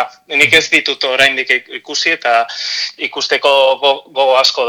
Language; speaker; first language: Basque; non-native, local second language; Spanish